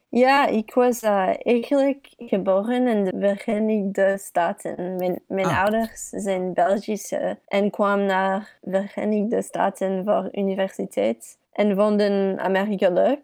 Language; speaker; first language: Dutch; early bilingual, heritage; English